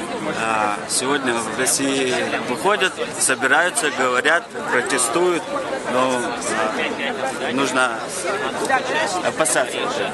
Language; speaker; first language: Russian; non-native, local second language; Chechen